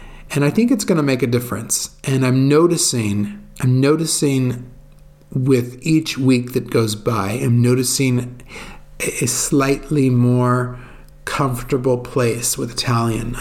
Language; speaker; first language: English; native; English